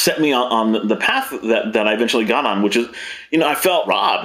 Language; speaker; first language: English; native; English